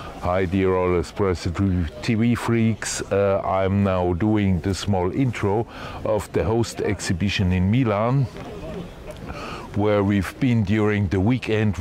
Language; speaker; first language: English; non-native, fluent; German